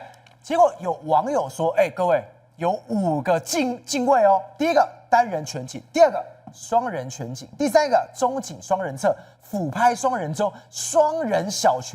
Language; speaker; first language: Chinese; native; Chinese